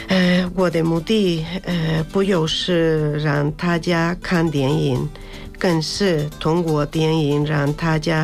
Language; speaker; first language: Chinese; non-native, learner; Spanish